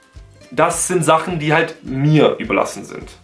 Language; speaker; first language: German; native; German